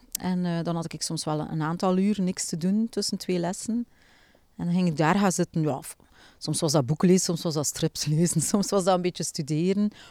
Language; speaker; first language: Dutch; native; Dutch